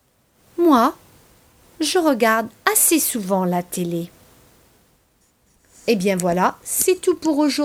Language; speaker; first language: French; non-native, fluent; English